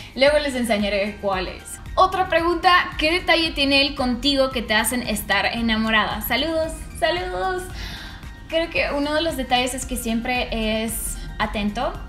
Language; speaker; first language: Spanish; non-native, fluent; Russian